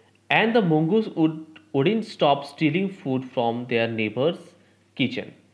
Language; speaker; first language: English; non-native, local second language; Bangla